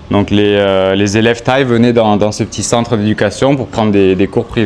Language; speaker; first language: French; native; French